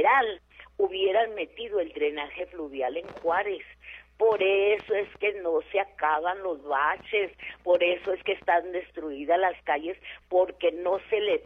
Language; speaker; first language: Spanish; native; Spanish